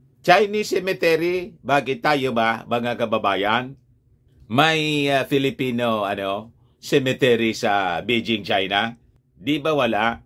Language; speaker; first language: Filipino; native; Filipino